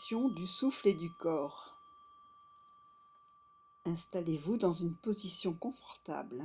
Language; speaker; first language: French; native; French